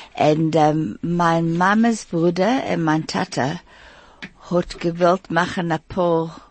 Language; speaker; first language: Yiddish; early bilingual, heritage; Yiddish